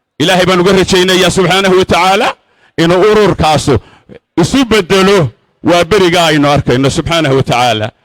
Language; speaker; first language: Somali; native; Somali